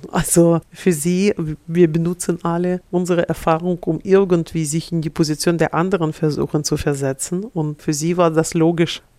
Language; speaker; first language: German; non-native, fluent; Ukrainian